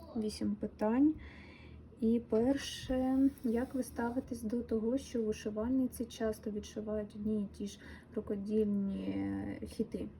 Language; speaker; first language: Ukrainian; non-native, local second language; Russian